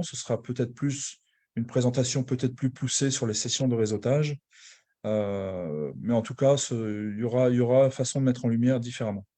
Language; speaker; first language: French; native; French